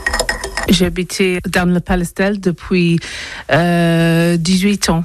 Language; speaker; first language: French; non-native, learner; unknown